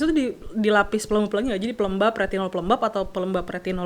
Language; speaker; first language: Indonesian; native; Indonesian